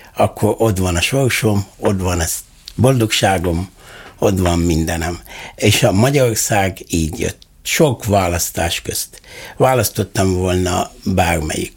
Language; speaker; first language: Hungarian; non-native, fluent; Arabic